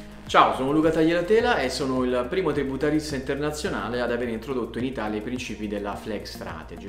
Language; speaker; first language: Italian; native; Italian